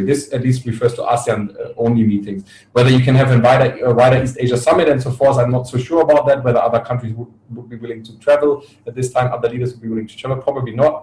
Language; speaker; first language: English; non-native, fluent; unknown